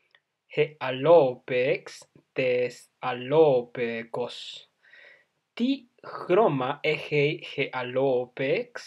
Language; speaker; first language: Greek; non-native, fluent; Spanish